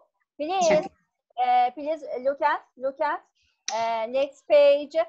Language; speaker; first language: English; non-native, learner; Persian